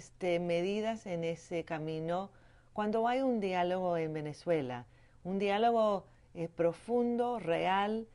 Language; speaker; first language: Spanish; non-native, fluent; English